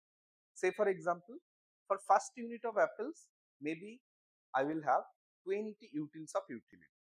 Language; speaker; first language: English; non-native, local second language; Bangla